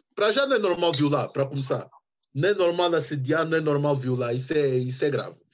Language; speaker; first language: Portuguese; early bilingual, heritage; Portuguese